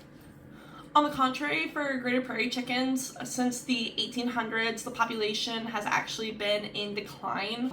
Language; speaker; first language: English; native; English